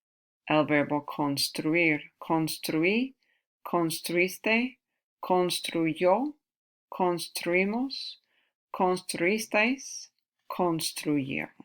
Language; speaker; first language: Spanish; non-native, fluent; English